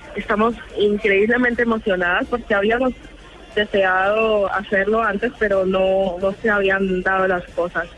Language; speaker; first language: Spanish; native; Spanish